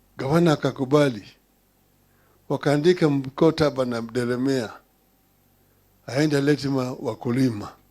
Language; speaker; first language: Swahili; non-native, local second language; Luo (Kenya and Tanzania)